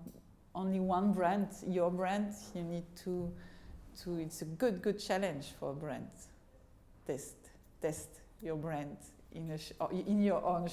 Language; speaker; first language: English; non-native, fluent; French